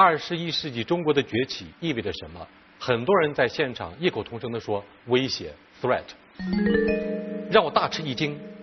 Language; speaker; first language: Chinese; native; Chinese